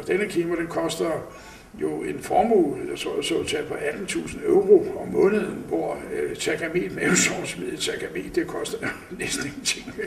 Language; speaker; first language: Danish; native; Danish